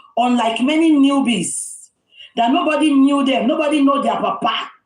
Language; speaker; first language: English; non-native, local second language; Yoruba